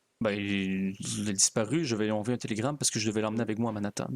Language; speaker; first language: French; native; French